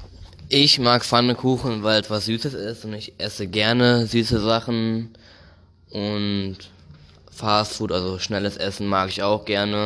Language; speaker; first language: German; non-native, learner; English